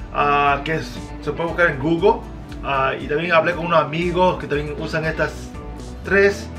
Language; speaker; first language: Spanish; early bilingual, heritage; Spanish